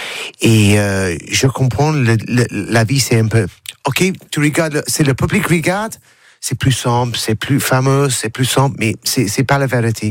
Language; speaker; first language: French; non-native, learner; English